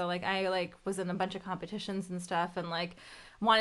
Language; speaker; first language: English; early bilingual, other home language; Urdu